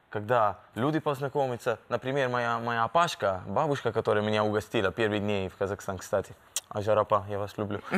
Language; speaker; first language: Russian; non-native, learner; Italian